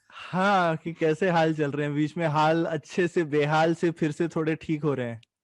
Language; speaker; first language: Hindi; native; Hindi